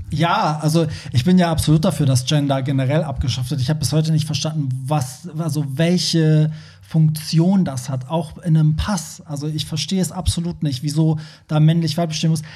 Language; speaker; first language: German; native; German